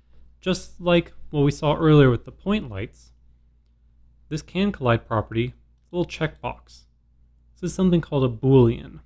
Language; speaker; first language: English; native; English